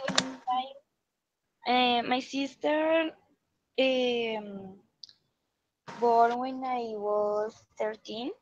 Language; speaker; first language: English; non-native, learner; Spanish